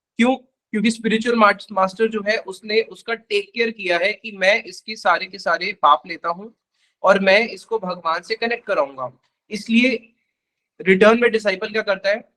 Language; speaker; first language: Hindi; native; Hindi